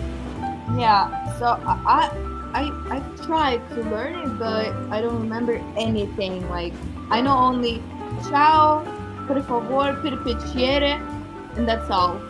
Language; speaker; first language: English; non-native, fluent; Russian